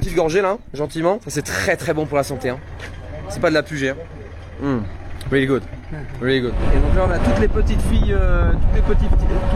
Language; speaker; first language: French; native; French